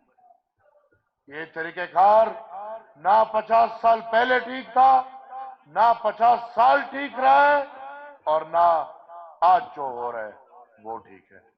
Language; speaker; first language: Urdu; non-native, local second language; Pashto